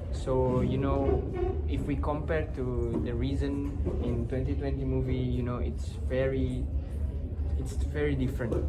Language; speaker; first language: English; non-native, local second language; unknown